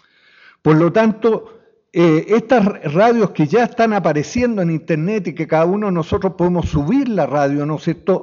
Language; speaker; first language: Spanish; native; Spanish